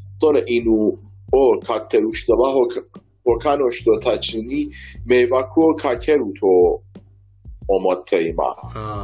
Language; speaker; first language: Japanese; non-native, learner; Persian